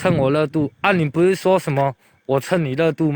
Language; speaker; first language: Chinese; native; Chinese